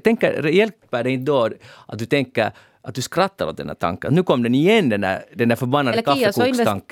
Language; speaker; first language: Swedish; native; Swedish